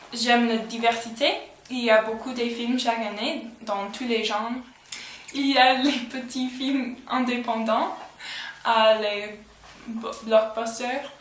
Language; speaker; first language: French; non-native, learner; English